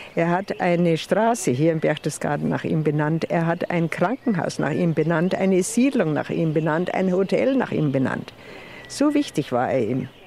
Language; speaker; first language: German; native; German